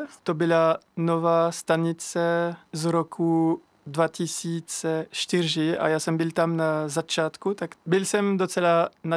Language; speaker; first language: Czech; non-native, learner; French